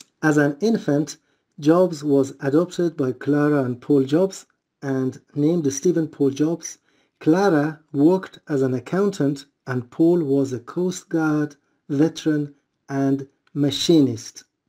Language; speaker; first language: English; non-native, fluent; Persian